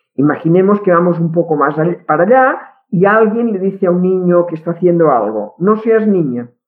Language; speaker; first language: Spanish; non-native, local second language; Catalan